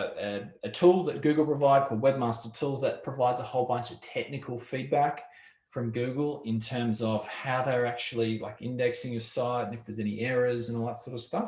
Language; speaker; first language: English; native; English